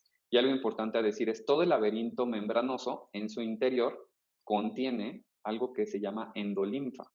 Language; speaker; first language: Spanish; native; Spanish